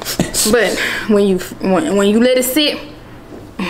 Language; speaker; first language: English; native; English